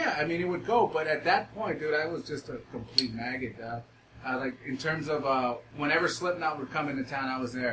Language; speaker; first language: English; native; English